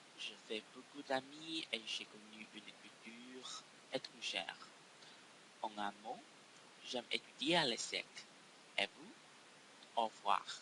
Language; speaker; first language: French; non-native, learner; Chinese